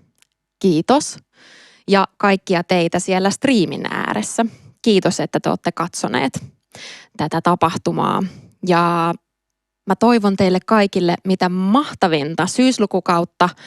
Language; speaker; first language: Finnish; native; Finnish